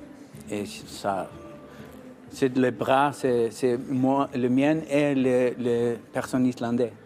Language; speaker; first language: French; non-native, learner; Icelandic